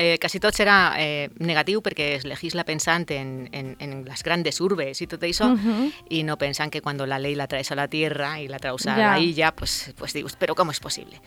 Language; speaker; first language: Catalan; non-native, local second language; Spanish